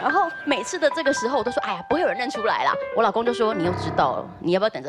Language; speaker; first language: Chinese; native; Chinese